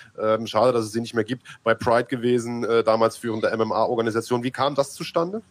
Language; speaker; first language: German; native; German